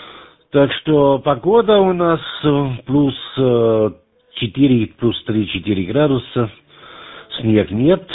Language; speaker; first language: Russian; non-native, learner; German